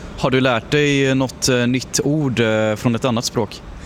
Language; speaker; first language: Swedish; native; Swedish